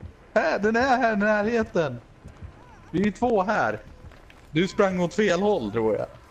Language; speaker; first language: Swedish; native; Swedish